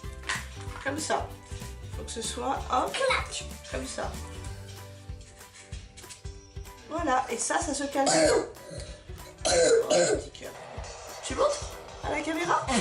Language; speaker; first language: French; native; French